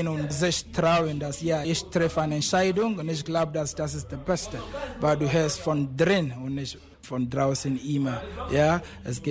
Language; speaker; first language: German; non-native, fluent; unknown